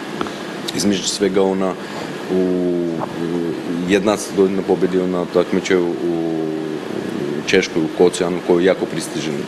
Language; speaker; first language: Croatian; non-native, fluent; Armenian